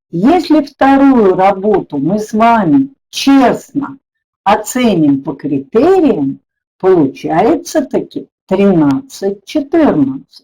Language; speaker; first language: Russian; native; Russian